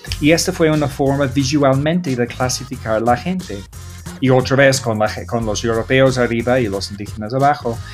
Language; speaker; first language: Spanish; non-native, learner; English